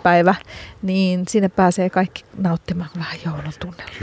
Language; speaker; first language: Finnish; native; Finnish